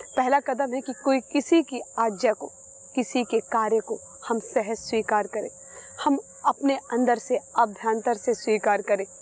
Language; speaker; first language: Hindi; native; Hindi